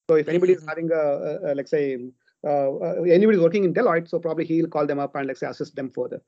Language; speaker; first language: English; non-native, local second language; Kannada